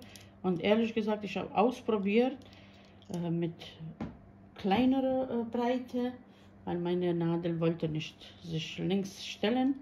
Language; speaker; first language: German; non-native, learner; Bosnian